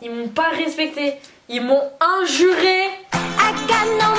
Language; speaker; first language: French; native; French